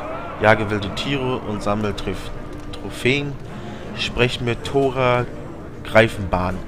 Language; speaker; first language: German; native; German